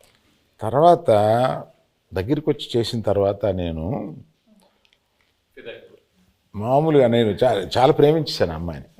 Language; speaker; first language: Telugu; native; Telugu